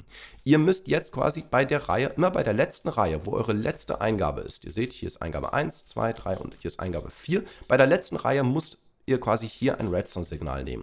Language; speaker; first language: German; native; German